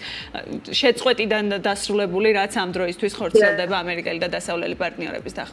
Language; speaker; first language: Georgian; native; Georgian